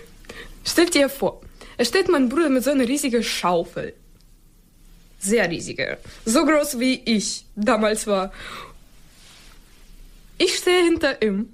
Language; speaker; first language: German; non-native, learner; Ukrainian